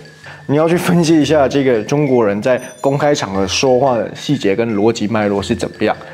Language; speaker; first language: Chinese; native; Chinese